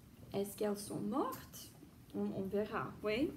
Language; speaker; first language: French; non-native, fluent; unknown